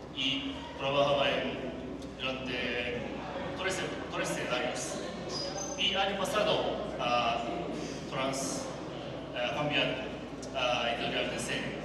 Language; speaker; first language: Spanish; non-native, learner; Japanese